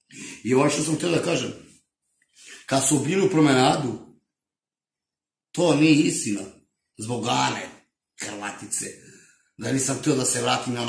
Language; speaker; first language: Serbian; non-native, local second language; Romany